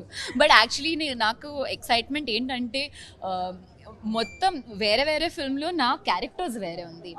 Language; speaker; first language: Telugu; non-native, learner; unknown